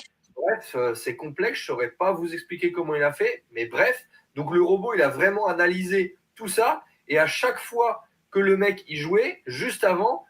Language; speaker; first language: French; native; French